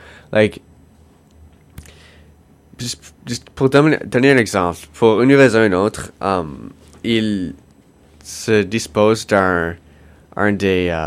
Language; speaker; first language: French; non-native, local second language; English